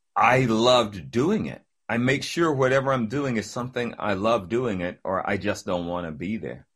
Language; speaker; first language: English; native; English